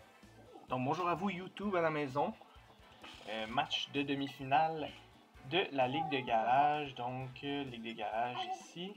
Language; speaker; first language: French; native; French